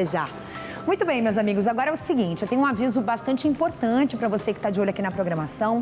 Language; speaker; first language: Portuguese; native; Portuguese